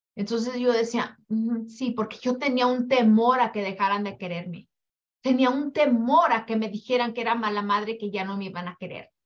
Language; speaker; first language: Spanish; early bilingual, heritage; Spanish